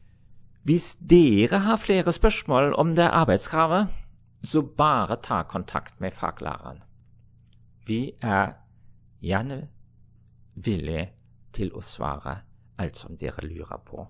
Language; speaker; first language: Norwegian; non-native, fluent; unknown